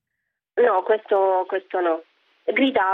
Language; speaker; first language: Italian; non-native, fluent; Romanian